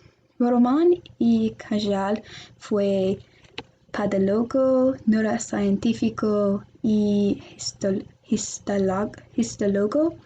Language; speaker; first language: Spanish; non-native, learner; English